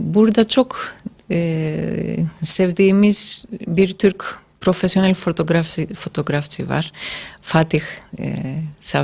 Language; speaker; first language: Turkish; non-native, fluent; Greek